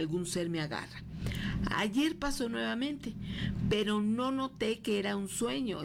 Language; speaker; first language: Spanish; native; Spanish